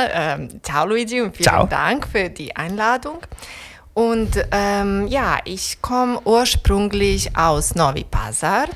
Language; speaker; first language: German; non-native, fluent; Serbian